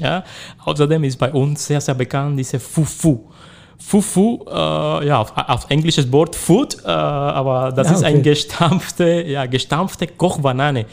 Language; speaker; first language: German; non-native, learner; Spanish